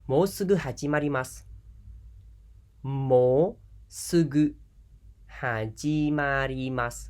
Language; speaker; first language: Japanese; non-native, fluent; Khmer